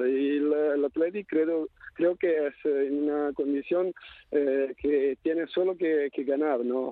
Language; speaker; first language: Spanish; non-native, fluent; Italian